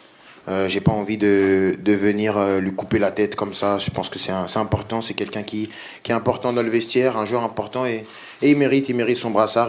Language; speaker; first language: French; native; French